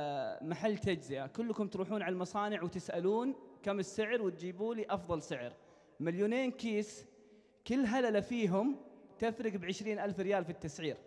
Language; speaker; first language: Arabic; native; Arabic